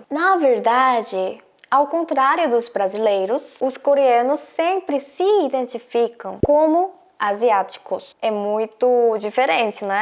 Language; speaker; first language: Portuguese; non-native, fluent; Korean